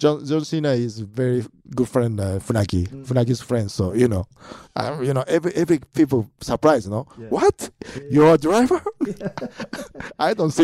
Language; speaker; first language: English; non-native, learner; Japanese